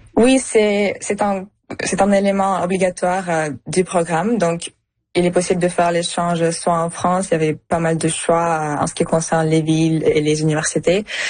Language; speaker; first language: French; early bilingual, other home language; Russian